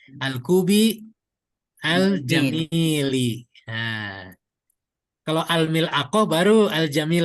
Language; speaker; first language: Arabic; non-native, fluent; Indonesian